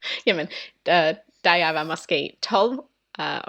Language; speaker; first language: Danish; non-native, learner; English